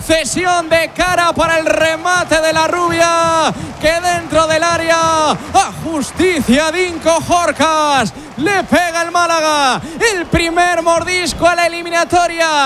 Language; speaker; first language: Spanish; native; Spanish